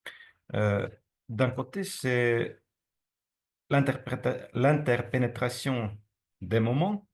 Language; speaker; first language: French; non-native, fluent; Estonian